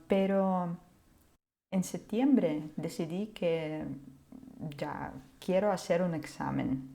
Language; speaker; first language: Spanish; non-native, fluent; Ukrainian